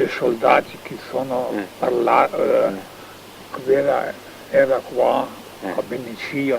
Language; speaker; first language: Italian; non-native, learner; Slovenian